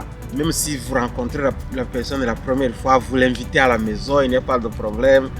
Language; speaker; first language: French; non-native, local second language; Kinyarwanda